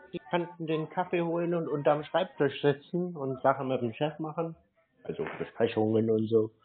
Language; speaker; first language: German; native; German